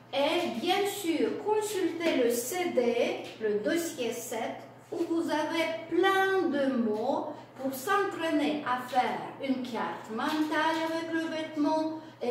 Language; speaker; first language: French; non-native, fluent; Russian